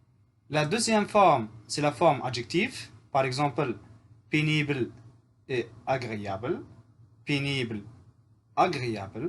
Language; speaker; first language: French; non-native, fluent; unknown